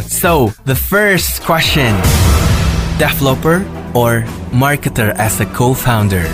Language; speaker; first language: English; non-native, fluent; Javanese